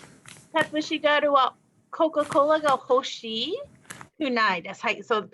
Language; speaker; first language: Japanese; non-native, fluent; English